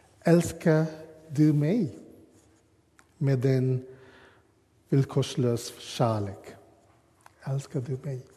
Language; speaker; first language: Swedish; non-native, learner; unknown